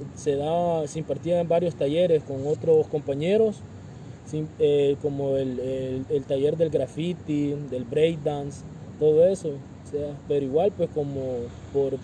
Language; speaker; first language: Spanish; native; Spanish